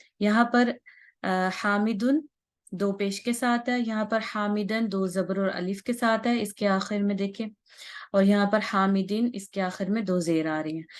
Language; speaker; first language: Urdu; native; Urdu